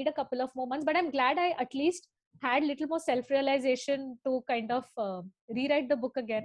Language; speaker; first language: English; non-native, local second language; Tamil